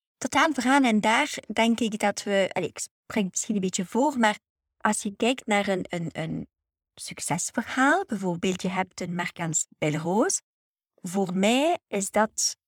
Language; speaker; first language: Dutch; native; Dutch